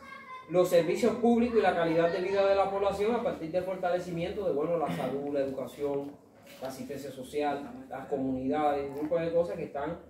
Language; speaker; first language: Spanish; native; Spanish